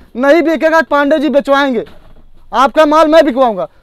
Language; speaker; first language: Hindi; native; Hindi